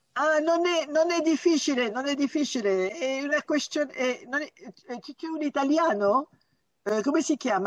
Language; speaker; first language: Italian; non-native, learner; French